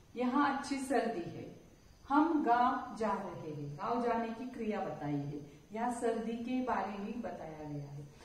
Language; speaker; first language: Hindi; non-native, local second language; Marathi